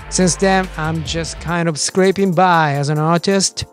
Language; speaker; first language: English; early bilingual, other home language; Japanese